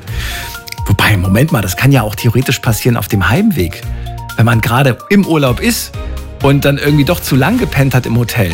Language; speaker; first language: German; native; German